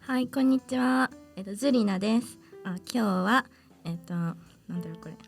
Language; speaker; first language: Japanese; non-native, fluent; English